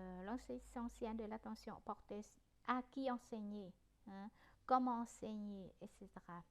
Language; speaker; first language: French; non-native, fluent; Vietnamese